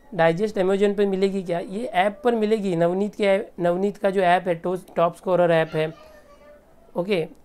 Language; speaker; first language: Hindi; native; Hindi